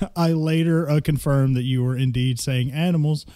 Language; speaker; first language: English; native; English